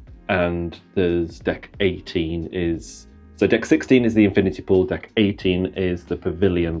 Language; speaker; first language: English; native; English